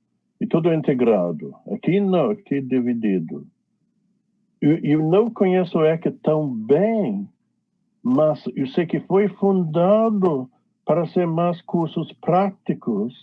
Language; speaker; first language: Portuguese; non-native, fluent; English